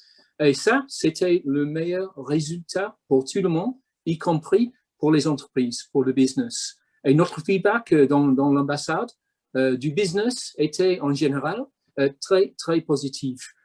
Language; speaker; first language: French; non-native, fluent; English